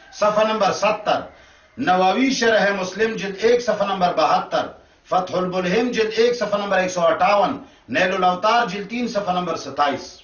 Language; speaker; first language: Urdu; non-native, local second language; Pashto